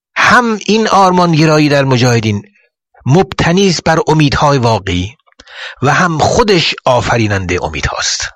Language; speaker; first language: Persian; native; Persian